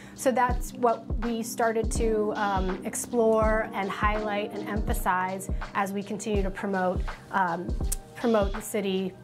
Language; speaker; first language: English; native; English